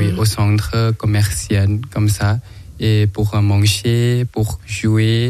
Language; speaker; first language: French; non-native, learner; Thai